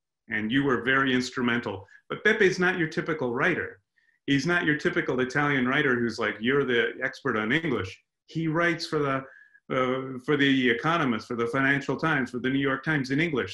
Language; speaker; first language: English; native; English